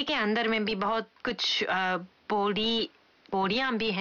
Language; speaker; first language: Hindi; non-native, fluent; Japanese